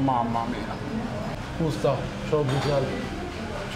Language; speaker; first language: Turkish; non-native, learner; Italian